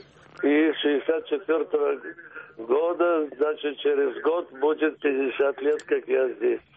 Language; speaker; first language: Russian; early bilingual, heritage; Russian